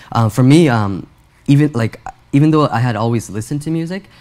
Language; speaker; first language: English; native; English